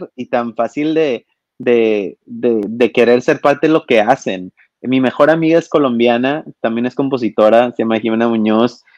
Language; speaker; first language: Spanish; native; Spanish